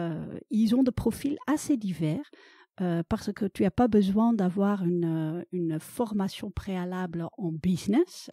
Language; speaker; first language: French; non-native, fluent; Dutch